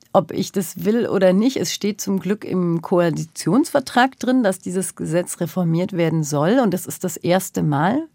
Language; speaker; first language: German; early bilingual, other home language; Turkish